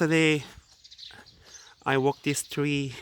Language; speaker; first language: English; non-native, learner; Korean